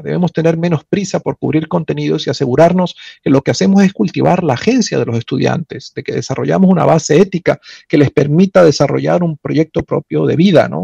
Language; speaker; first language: Spanish; native; Spanish